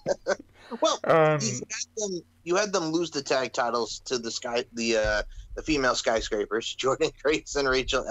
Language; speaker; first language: English; native; English